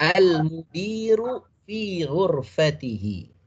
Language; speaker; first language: Arabic; non-native, fluent; Indonesian